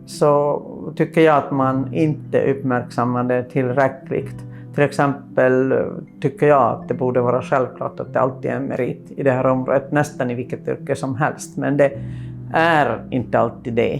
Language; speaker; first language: Swedish; non-native, local second language; Finnish